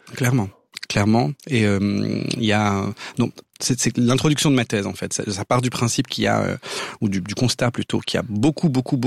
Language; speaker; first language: French; native; French